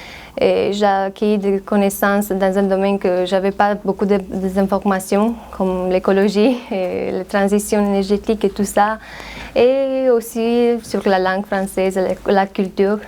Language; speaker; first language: French; non-native, fluent; Romanian